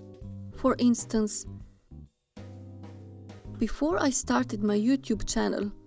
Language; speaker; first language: English; non-native, fluent; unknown